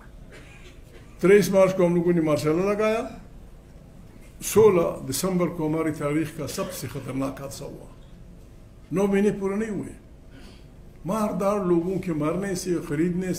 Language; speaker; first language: Urdu; non-native, local second language; Pashto